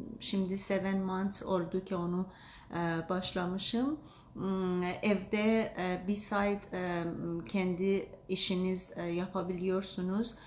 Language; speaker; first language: Turkish; non-native, learner; Azerbaijani